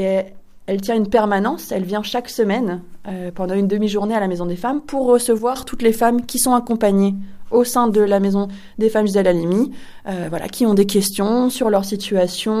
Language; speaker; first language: French; native; French